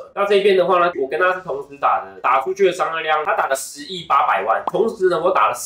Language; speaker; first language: Chinese; native; Chinese